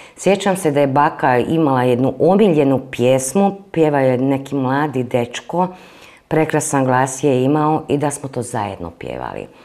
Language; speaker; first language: Croatian; non-native, local second language; Hungarian